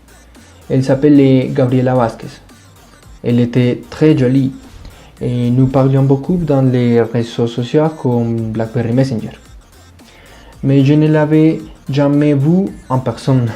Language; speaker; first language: French; non-native, learner; Spanish